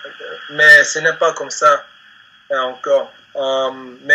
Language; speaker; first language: French; non-native, learner; Spanish